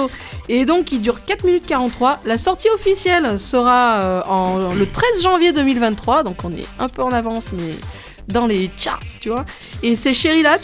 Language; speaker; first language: French; native; French